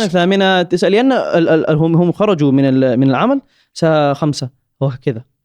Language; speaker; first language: Arabic; non-native, learner; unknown